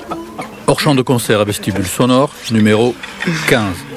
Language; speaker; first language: French; native; French